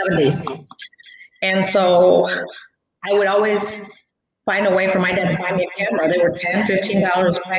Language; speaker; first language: English; native; English